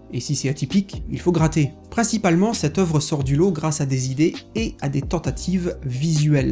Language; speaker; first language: French; native; French